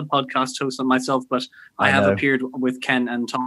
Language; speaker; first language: English; native; English